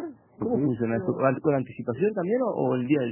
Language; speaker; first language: Spanish; native; Spanish